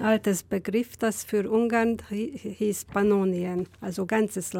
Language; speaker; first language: German; non-native, fluent; Hungarian